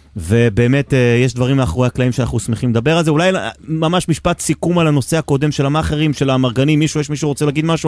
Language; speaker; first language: Hebrew; native; Hebrew